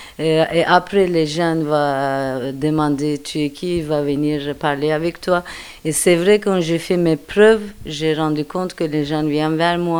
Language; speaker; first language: French; non-native, fluent; Turkish